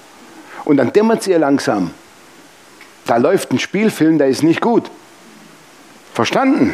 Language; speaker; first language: German; native; German